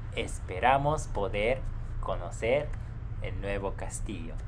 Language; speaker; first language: Spanish; non-native, fluent; Japanese